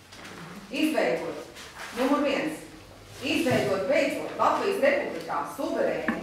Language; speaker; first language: Latvian; native; Latvian